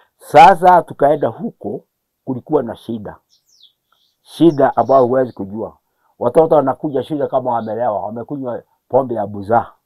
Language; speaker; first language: Swahili; non-native, local second language; Kikuyu